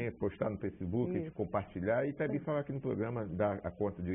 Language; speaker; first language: Portuguese; native; Portuguese